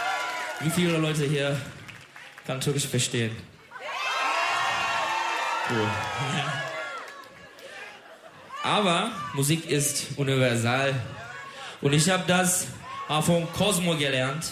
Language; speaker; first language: German; non-native, learner; Turkish